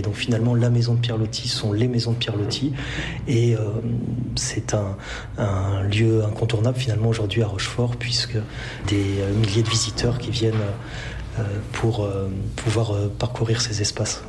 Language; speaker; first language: French; native; French